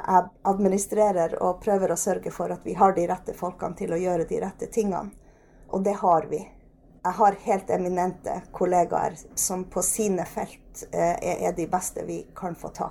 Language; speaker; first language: Norwegian; native; Norwegian